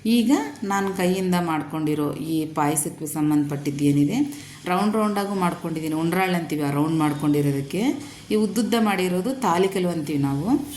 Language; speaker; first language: Kannada; non-native, local second language; Telugu